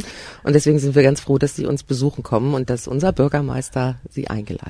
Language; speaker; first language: German; native; German